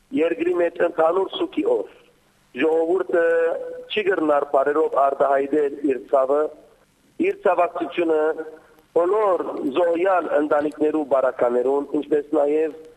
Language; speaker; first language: Armenian; native; Armenian